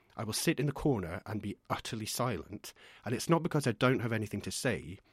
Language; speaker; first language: English; native; English